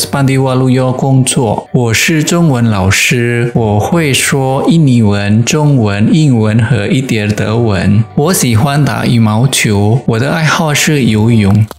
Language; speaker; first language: Chinese; non-native, fluent; Indonesian